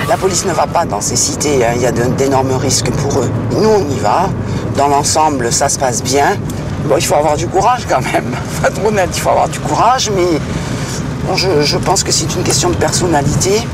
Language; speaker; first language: French; native; French